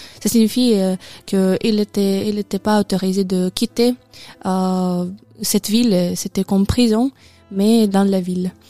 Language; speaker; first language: French; non-native, learner; Russian